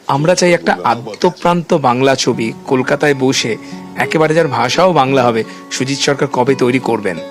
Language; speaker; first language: Bangla; native; Bangla